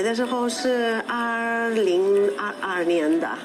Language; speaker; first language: Chinese; non-native, fluent; Spanish